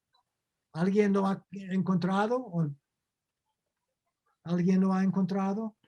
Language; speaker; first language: Spanish; non-native, fluent; English